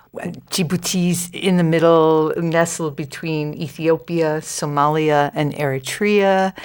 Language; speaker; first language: English; native; English